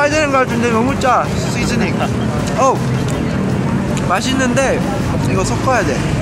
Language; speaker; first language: Korean; early bilingual, heritage; Korean